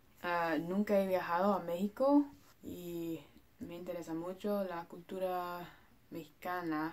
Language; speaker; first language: Spanish; non-native, learner; English